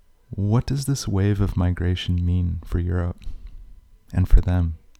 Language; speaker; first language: English; native; English